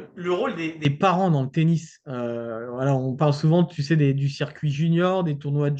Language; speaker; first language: French; native; French